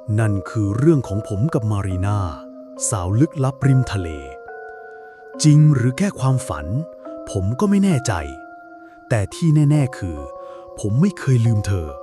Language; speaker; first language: Thai; native; Thai